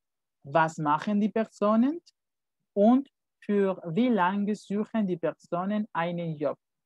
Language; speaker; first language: German; non-native, fluent; Spanish